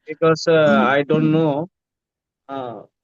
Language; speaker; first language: English; non-native, learner; Bangla